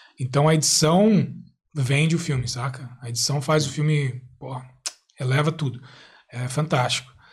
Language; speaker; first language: Portuguese; native; Portuguese